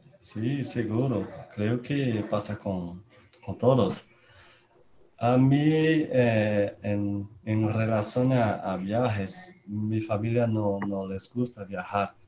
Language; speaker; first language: Spanish; non-native, learner; Portuguese